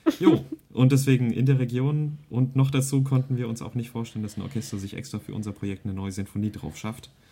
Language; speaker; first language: German; early bilingual, other home language; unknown